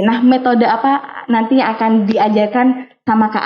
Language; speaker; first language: Indonesian; native; Indonesian